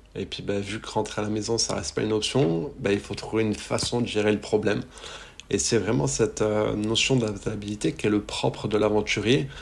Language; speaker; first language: French; native; French